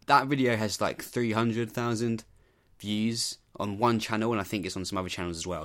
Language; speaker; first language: English; native; English